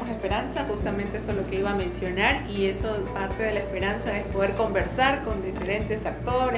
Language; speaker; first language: Spanish; native; Spanish